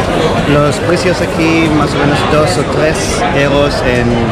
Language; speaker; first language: Spanish; non-native, learner; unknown